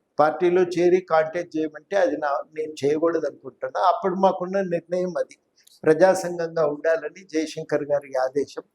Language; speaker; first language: Telugu; native; Telugu